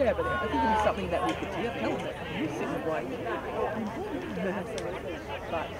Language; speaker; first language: English; native; English